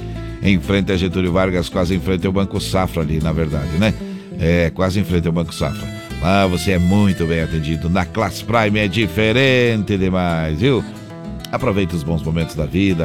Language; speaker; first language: Portuguese; native; Portuguese